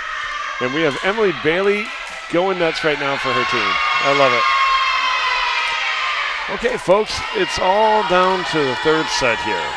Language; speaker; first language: English; native; English